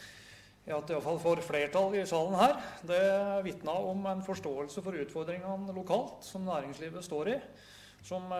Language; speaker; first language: Norwegian; native; Norwegian